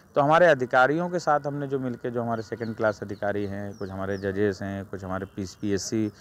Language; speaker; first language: Hindi; native; Hindi